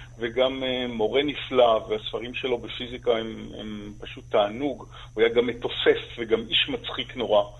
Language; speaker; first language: Hebrew; native; Hebrew